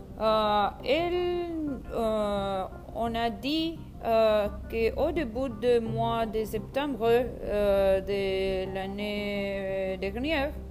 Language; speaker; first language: French; non-native, learner; Spanish